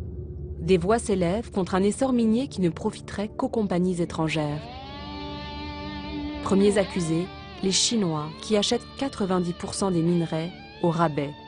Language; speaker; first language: French; native; French